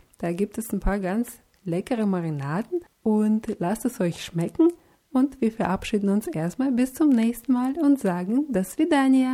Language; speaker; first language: German; non-native, fluent; Russian